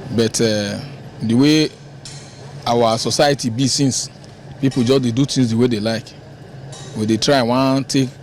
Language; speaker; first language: Nigerian Pidgin; non-native, local second language; Bini